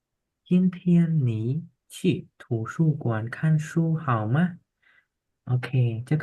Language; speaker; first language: Chinese; non-native, fluent; Khmer